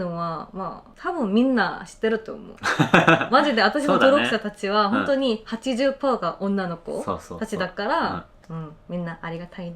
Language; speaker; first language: Japanese; non-native, fluent; Korean